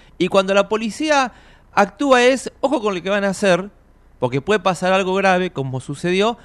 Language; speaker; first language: Spanish; native; Spanish